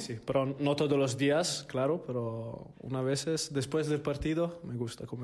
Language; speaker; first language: Spanish; non-native, learner; Italian